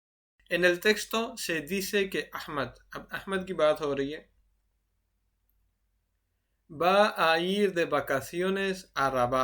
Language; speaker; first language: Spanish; non-native, fluent; Urdu